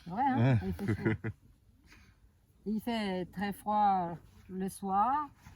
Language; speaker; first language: French; native; French